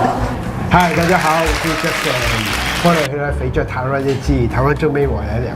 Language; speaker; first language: Chinese; non-native, fluent; English